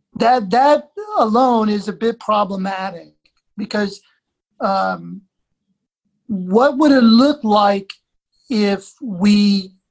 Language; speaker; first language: English; native; English